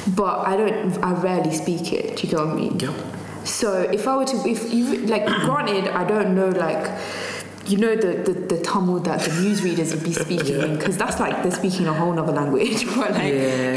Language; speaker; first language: English; non-native, local second language; Tamil